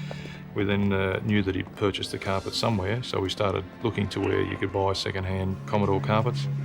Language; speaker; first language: English; native; English